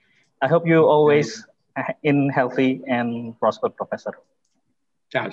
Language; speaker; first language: English; non-native, fluent; Indonesian